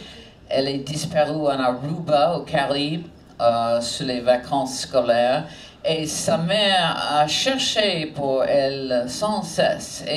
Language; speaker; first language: French; non-native, fluent; English